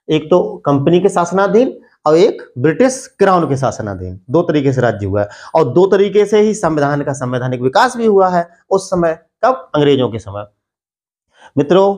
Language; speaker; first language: Hindi; native; Hindi